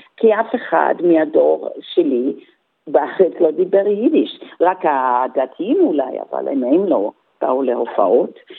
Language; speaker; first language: Hebrew; non-native, fluent; Yiddish